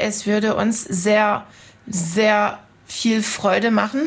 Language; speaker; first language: German; non-native, fluent; French